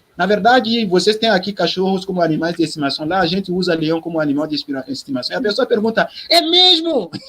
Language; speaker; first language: Portuguese; non-native, fluent; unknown